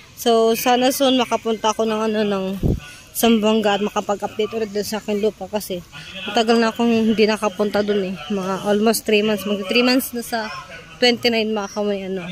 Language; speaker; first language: Filipino; native; Filipino